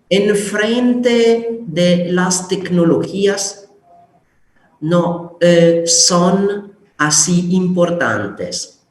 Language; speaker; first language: Spanish; non-native, fluent; Italian